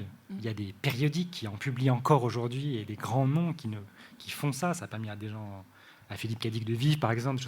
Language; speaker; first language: French; native; French